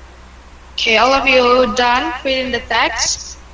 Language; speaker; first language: English; non-native, learner; Indonesian